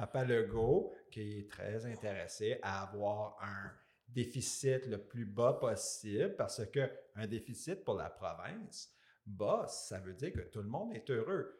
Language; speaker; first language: French; native; French